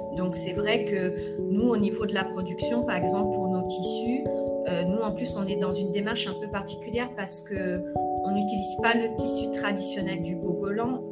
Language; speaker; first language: French; native; French